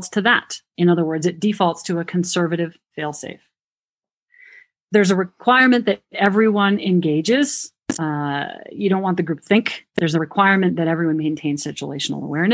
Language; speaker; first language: English; native; English